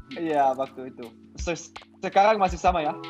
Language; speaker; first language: Indonesian; non-native, learner; Dutch